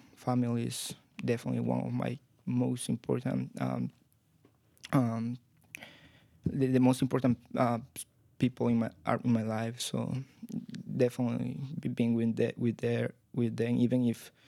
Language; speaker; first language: English; non-native, fluent; Spanish